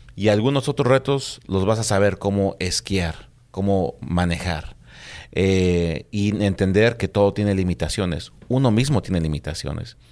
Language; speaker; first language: Spanish; native; Spanish